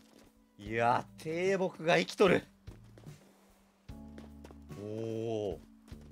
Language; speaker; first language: Japanese; native; Japanese